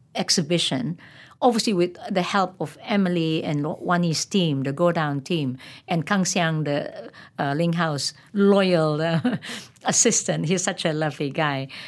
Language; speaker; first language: English; non-native, local second language; Malay